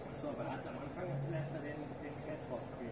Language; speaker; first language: German; native; German